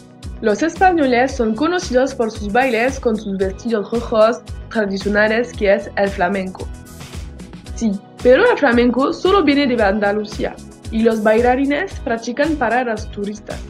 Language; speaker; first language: Spanish; non-native, learner; French